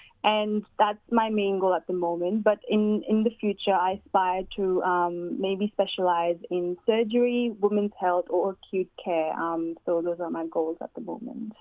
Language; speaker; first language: English; early bilingual, other home language; Hindi